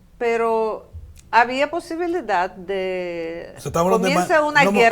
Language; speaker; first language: Spanish; non-native, fluent; Russian